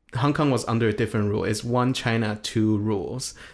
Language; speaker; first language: English; non-native, fluent; Chinese